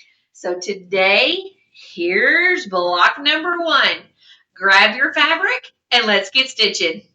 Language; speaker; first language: English; native; English